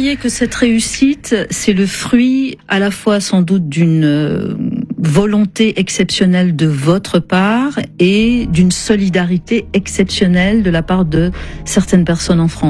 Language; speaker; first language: French; native; French